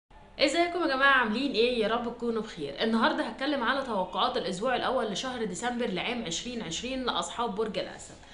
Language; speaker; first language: Arabic; native; Arabic